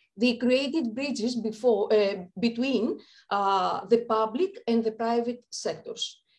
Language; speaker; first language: English; non-native, fluent; Greek